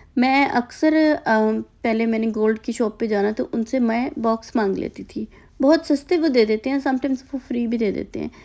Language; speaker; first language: Urdu; native; Urdu